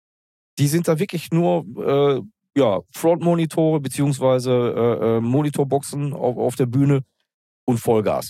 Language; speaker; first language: German; native; German